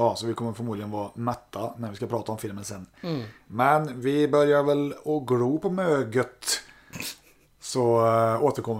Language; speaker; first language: Swedish; native; Swedish